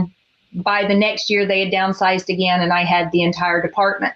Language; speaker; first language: English; native; English